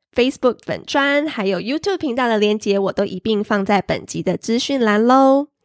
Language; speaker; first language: Chinese; native; Chinese